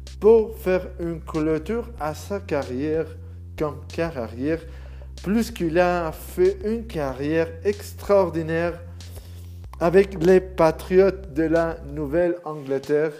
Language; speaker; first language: French; non-native, learner; Spanish